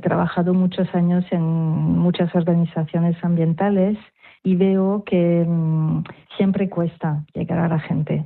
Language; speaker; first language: Spanish; non-native, fluent; French